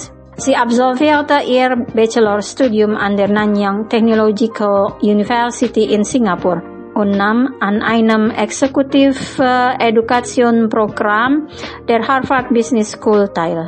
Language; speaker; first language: German; non-native, fluent; Indonesian